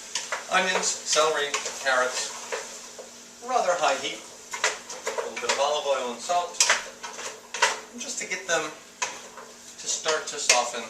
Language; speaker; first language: English; native; English